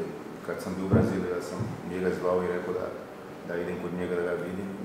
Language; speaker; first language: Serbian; non-native, fluent; Portuguese